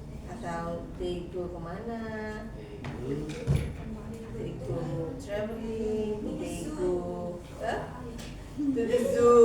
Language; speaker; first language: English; non-native, learner; Indonesian